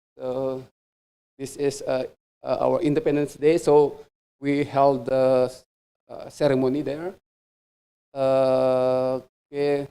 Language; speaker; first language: English; non-native, fluent; Indonesian